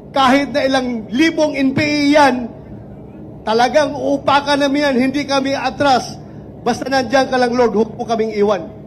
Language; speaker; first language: Filipino; non-native, local second language; Cebuano